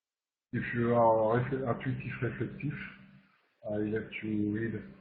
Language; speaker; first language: English; non-native, learner; French